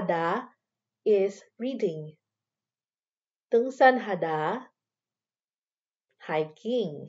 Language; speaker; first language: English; non-native, local second language; Filipino